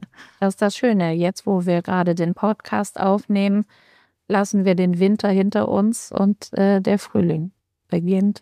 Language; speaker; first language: German; native; German